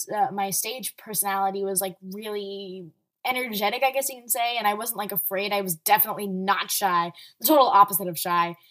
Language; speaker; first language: English; early bilingual, other home language; Arabic